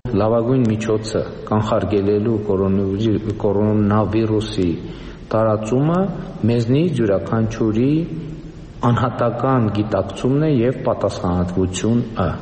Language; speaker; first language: Armenian; native; Armenian